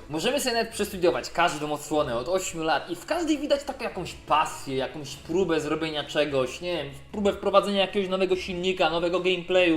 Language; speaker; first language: Polish; native; Polish